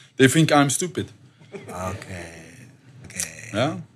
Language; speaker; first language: English; non-native, learner; German